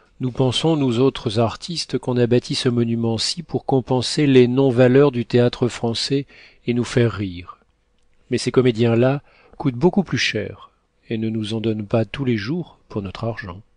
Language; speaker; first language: French; native; French